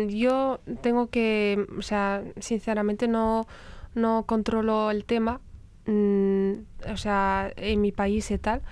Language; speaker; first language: Spanish; non-native, fluent; Riffian